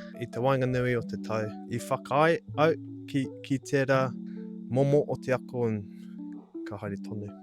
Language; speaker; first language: Māori; non-native, local second language; English